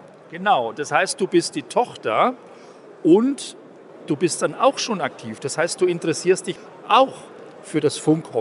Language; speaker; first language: German; native; German